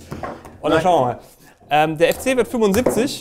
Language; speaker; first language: German; native; German